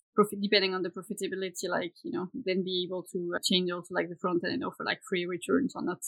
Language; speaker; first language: English; non-native, fluent; Swedish